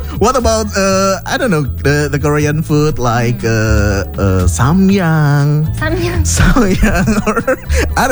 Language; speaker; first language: English; non-native, learner; Indonesian